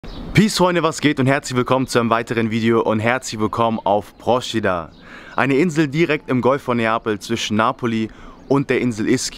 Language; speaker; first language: German; native; German